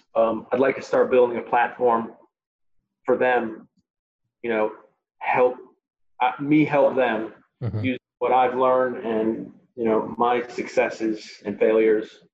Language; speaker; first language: English; native; English